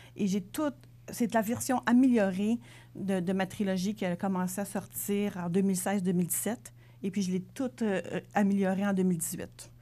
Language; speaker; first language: French; native; French